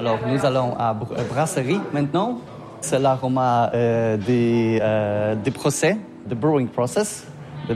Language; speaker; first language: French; non-native, learner; Polish